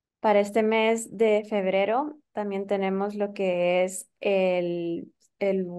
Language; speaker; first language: Spanish; native; Spanish